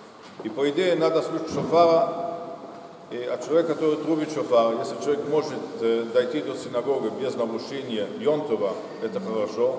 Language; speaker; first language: Russian; non-native, fluent; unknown